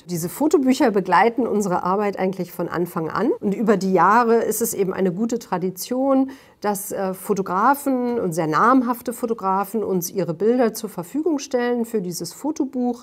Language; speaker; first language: German; native; German